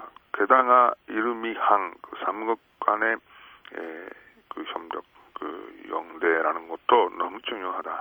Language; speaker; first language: Korean; non-native, fluent; Japanese